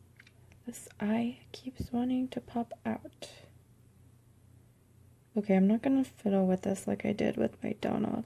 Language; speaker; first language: English; native; English